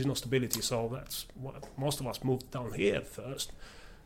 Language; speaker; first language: English; non-native, fluent; Latvian